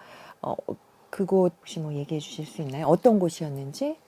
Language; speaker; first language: Korean; native; Korean